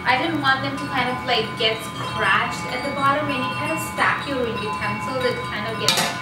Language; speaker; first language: English; non-native, local second language; Hindi